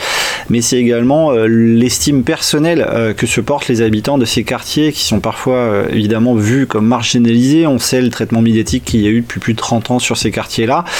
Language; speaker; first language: French; native; French